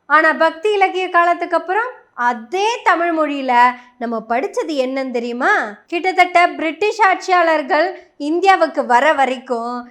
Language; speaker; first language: Tamil; non-native, local second language; Malayalam